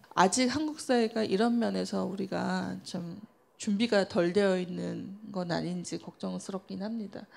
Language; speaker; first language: Korean; native; Korean